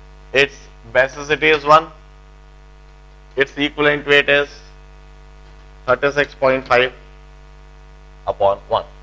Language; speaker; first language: English; non-native, local second language; Hindi